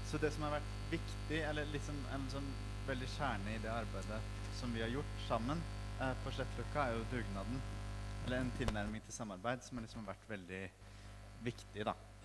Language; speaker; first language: Norwegian; native; Norwegian